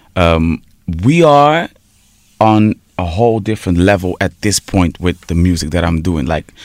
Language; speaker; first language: English; early bilingual, heritage; Portuguese